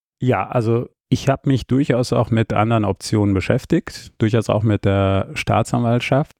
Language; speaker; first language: German; early bilingual, other home language; Armenian